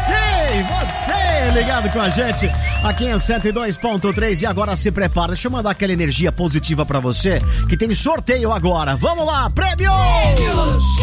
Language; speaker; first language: Portuguese; native; Portuguese